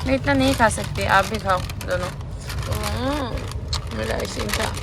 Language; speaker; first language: Hindi; non-native, local second language; Assamese